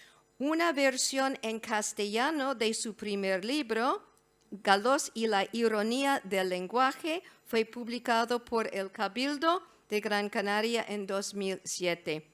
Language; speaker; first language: Spanish; non-native, fluent; English